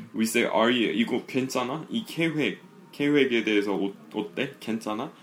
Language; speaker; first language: Korean; non-native, fluent; English